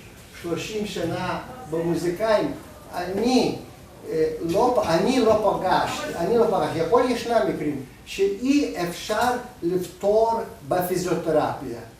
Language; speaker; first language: Hebrew; non-native, fluent; Russian